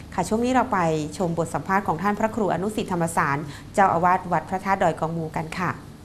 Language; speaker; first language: Thai; native; Thai